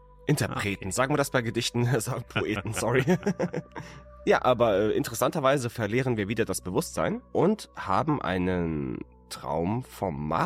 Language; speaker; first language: German; native; German